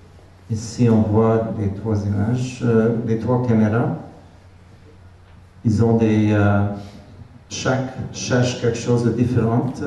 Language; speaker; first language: French; non-native, fluent; Hungarian